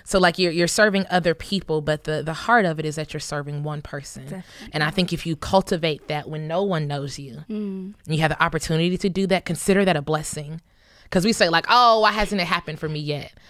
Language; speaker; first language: English; native; English